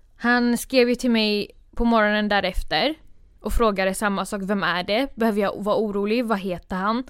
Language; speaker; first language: Swedish; early bilingual, other home language; Kurdish